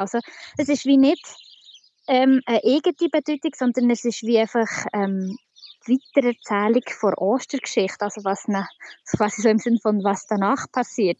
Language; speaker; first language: German; native; German